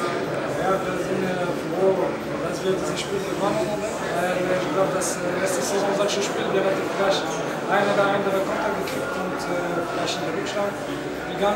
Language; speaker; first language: German; non-native, fluent; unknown